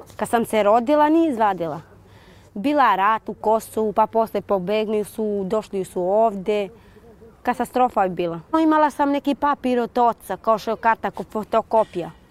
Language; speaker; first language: Serbian; non-native, local second language; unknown